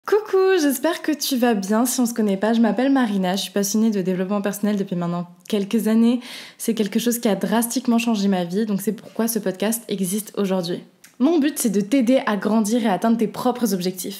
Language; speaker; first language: French; native; French